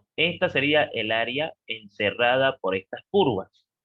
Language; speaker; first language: Spanish; native; Spanish